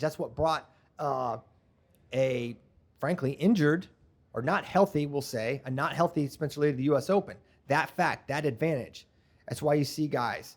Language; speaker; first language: English; native; English